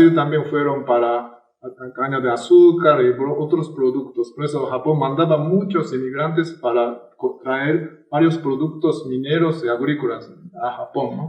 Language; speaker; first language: Spanish; non-native, fluent; Japanese